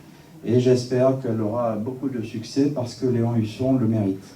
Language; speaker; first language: French; native; French